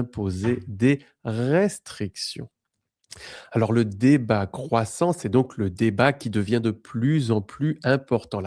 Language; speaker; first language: French; native; French